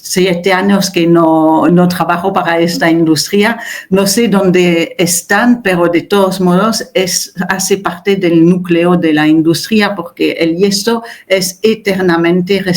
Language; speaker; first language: Spanish; non-native, fluent; French